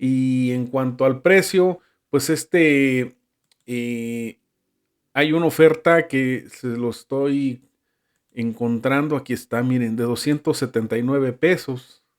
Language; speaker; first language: Spanish; native; Spanish